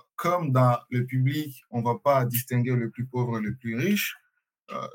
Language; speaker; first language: French; non-native, local second language; Swahili